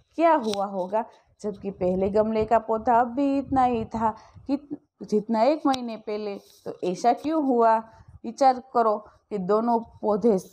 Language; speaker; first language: Hindi; non-native, local second language; Gujarati